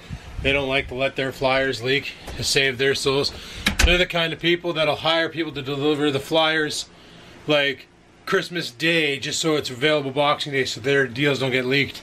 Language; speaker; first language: English; native; English